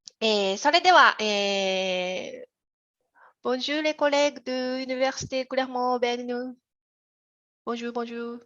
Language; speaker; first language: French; non-native, fluent; Japanese